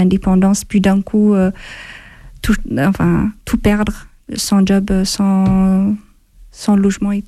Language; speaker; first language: French; non-native, fluent; Amharic